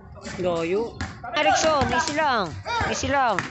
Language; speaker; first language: Filipino; native; Filipino